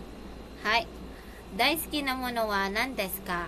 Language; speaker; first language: Japanese; non-native, learner; Filipino